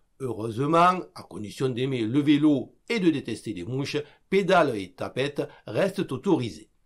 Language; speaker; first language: French; native; French